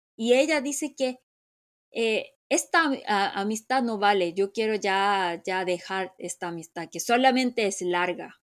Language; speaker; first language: Spanish; non-native, fluent; Korean